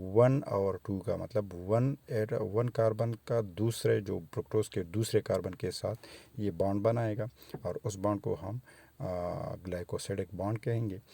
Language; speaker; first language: Urdu; non-native, local second language; Pashto